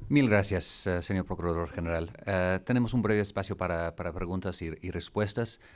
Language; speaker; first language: Spanish; non-native, fluent; English